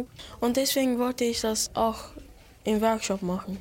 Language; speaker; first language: German; non-native, local second language; Turkish